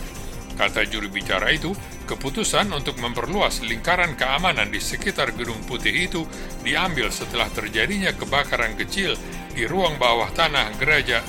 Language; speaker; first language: Indonesian; native; Indonesian